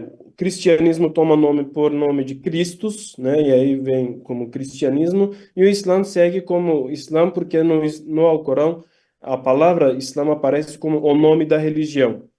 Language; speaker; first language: Portuguese; non-native, fluent; Turkish